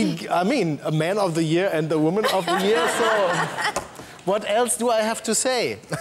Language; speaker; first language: English; non-native, fluent; German